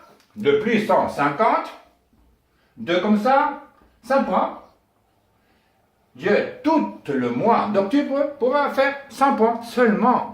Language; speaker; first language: French; non-native, learner; Spanish